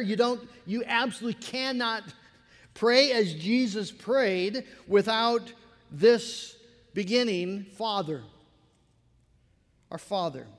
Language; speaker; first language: English; native; English